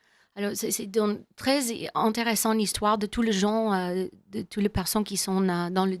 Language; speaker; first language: French; non-native, learner; English